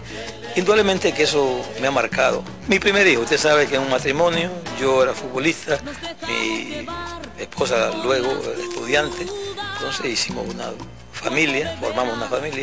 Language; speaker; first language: Spanish; native; Spanish